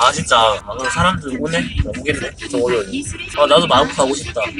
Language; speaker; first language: Korean; native; Korean